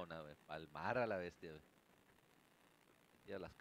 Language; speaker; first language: Spanish; native; Spanish